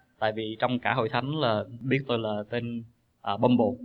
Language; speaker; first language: Vietnamese; native; Vietnamese